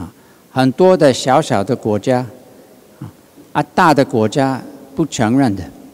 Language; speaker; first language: Chinese; non-native, learner; English